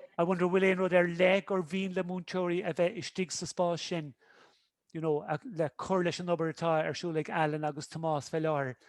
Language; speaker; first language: Irish; native; Irish